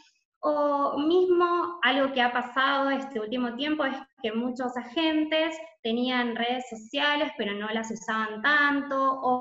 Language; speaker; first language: Spanish; native; Spanish